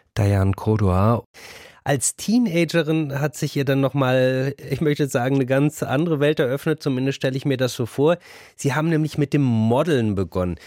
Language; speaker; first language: German; native; German